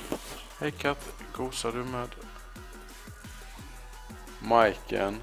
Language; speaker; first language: Swedish; native; Swedish